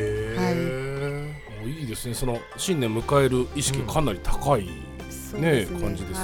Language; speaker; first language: Japanese; native; Japanese